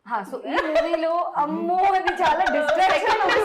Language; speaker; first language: Telugu; non-native, learner; Hindi